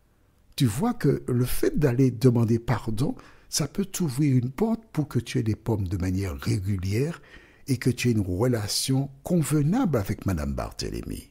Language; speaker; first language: French; native; French